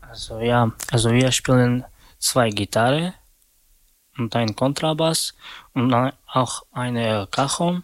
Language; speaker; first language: German; non-native, learner; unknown